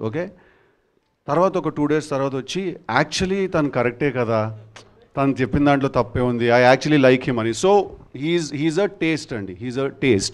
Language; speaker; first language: Telugu; native; Telugu